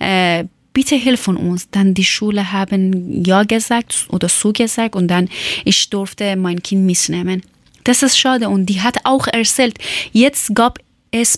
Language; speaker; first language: German; non-native, learner; Persian